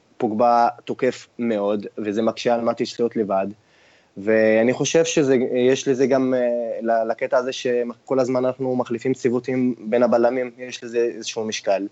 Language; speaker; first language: Hebrew; non-native, local second language; Arabic